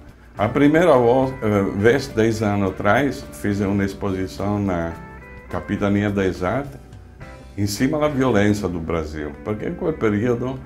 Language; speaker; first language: Portuguese; non-native, fluent; Italian